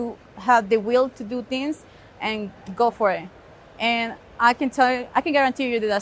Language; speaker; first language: English; non-native, fluent; Spanish